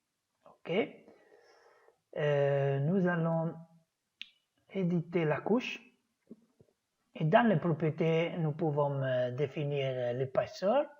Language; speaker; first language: French; non-native, fluent; Italian